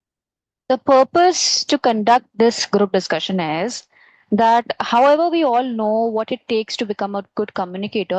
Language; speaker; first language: English; non-native, local second language; Hindi